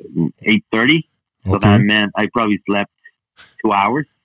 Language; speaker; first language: English; non-native, fluent; Spanish